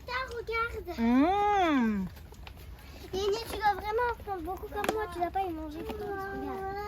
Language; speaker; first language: French; early bilingual, other home language; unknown